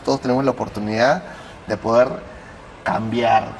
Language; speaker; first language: Spanish; native; Spanish